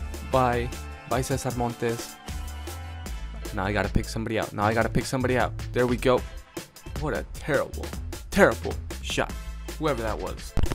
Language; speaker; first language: English; early bilingual, other home language; Spanish